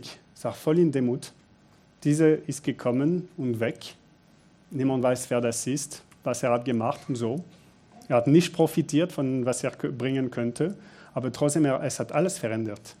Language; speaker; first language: German; non-native, fluent; French